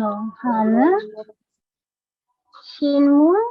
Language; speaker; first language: Korean; non-native, learner; Indonesian